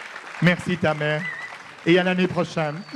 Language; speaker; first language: French; native; French